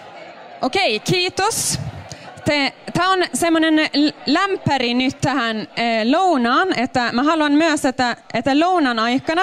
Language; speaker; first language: Finnish; non-native, local second language; Swedish